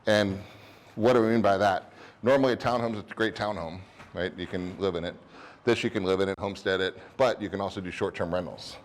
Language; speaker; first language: English; native; English